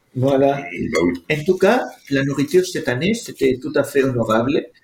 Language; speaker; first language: French; non-native, fluent; Spanish